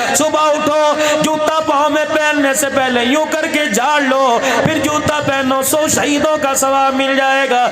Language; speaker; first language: Urdu; non-native, local second language; Punjabi